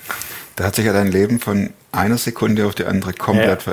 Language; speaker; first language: German; native; German